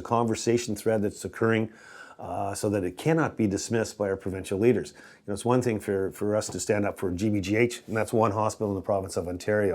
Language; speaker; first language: English; native; English